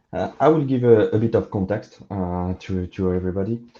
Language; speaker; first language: English; non-native, fluent; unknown